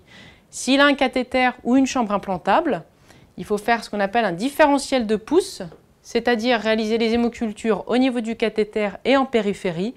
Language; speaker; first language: French; native; French